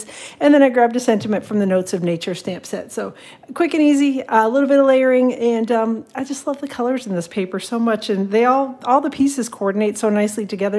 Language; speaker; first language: English; native; English